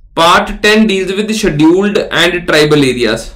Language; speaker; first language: Hindi; native; Hindi